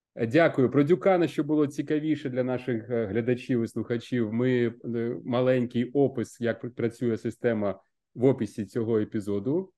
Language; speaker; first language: Ukrainian; non-native, local second language; Russian